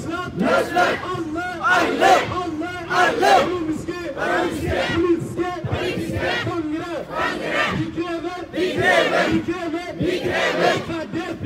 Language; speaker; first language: Norwegian; non-native, learner; Oromo